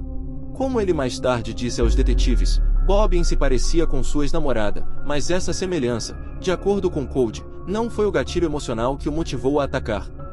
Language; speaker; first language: Portuguese; native; Portuguese